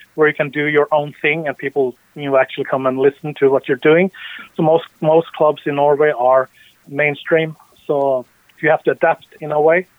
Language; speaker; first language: English; early bilingual, other home language; Norwegian